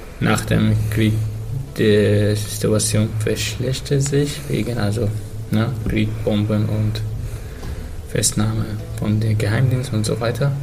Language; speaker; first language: German; non-native, learner; Arabic